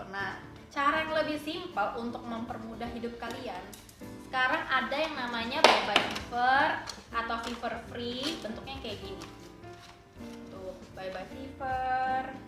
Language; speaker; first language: Indonesian; native; Indonesian